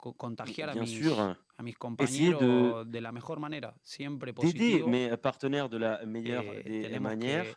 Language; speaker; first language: French; native; French